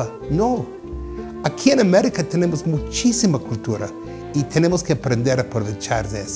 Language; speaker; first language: Spanish; non-native, fluent; English